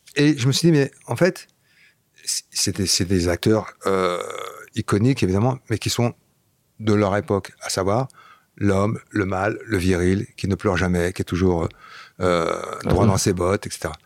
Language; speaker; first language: French; non-native, fluent; Dutch